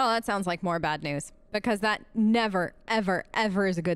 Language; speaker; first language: English; native; English